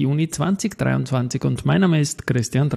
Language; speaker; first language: German; native; German